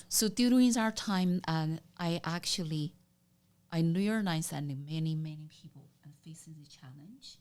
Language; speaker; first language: English; non-native, learner; Chinese